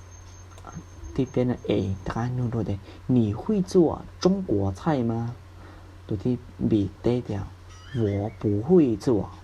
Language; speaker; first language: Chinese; non-native, fluent; Hmong